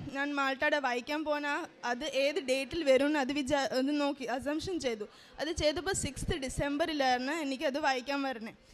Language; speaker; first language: Malayalam; early bilingual, heritage; Malayalam